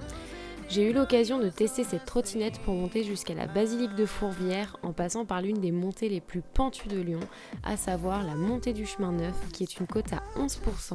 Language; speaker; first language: French; native; French